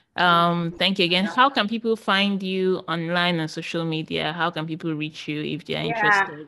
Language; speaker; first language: English; native; English